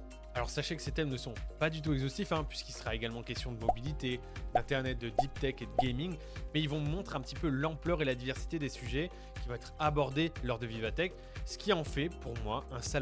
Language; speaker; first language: French; native; French